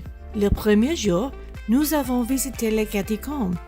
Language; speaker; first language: French; non-native, learner; English